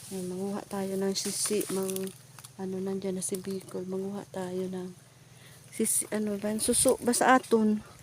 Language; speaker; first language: Filipino; non-native, local second language; Hiligaynon